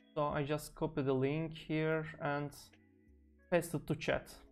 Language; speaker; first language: English; non-native, fluent; Turkish